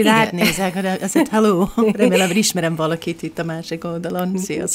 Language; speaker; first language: Hungarian; non-native, fluent; English